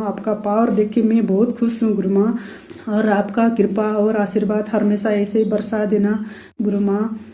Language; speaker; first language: Hindi; non-native, local second language; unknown